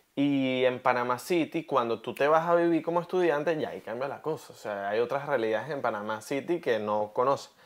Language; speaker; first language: Spanish; native; Spanish